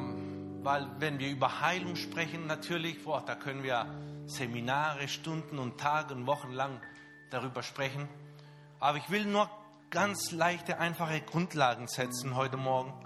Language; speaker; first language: German; non-native, fluent; Spanish